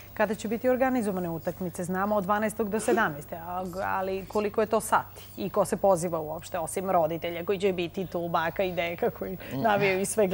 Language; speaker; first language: Serbian; native; Serbian